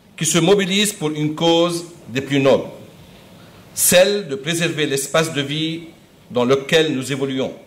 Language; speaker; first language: French; non-native, local second language; Arabic